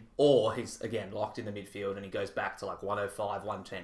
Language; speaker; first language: English; native; English